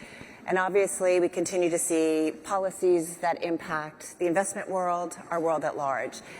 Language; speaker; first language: English; native; English